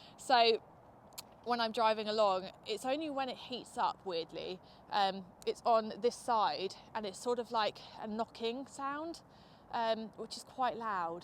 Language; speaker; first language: English; native; English